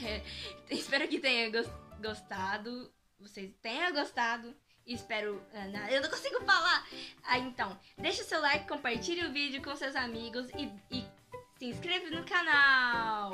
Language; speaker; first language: Portuguese; early bilingual, heritage; Portuguese